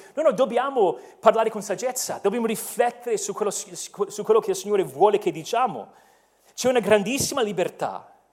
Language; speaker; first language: Italian; non-native, fluent; English